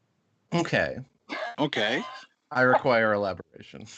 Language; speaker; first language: English; native; English